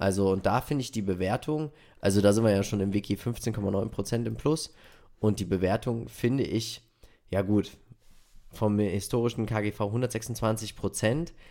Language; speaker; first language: German; native; German